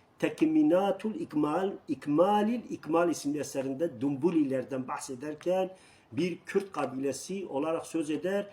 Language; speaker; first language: Turkish; non-native, local second language; Kurdish